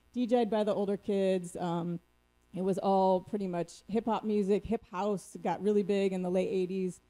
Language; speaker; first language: English; native; English